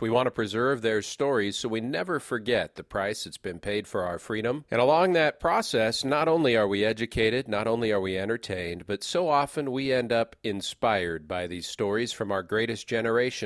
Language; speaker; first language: English; native; English